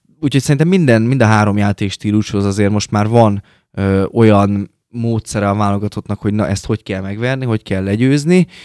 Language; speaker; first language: Hungarian; native; Hungarian